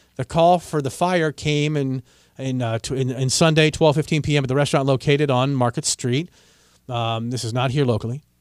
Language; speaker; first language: English; native; English